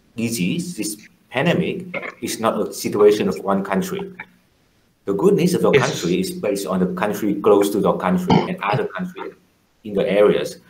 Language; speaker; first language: English; non-native, fluent; Vietnamese